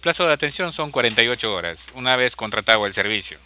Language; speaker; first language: Spanish; native; Spanish